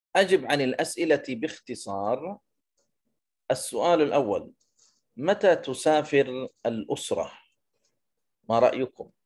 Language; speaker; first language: Arabic; native; Arabic